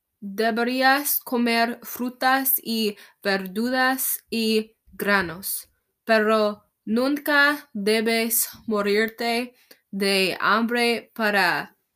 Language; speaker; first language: Spanish; non-native, learner; English